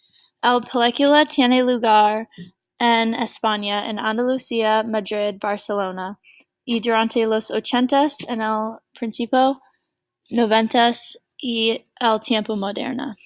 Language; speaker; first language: Spanish; non-native, learner; English